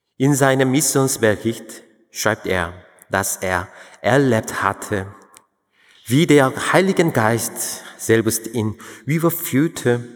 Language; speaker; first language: German; non-native, fluent; Korean